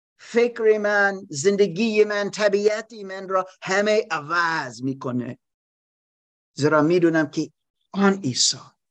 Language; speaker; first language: Persian; non-native, learner; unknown